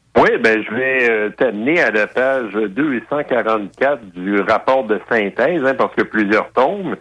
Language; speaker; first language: French; native; French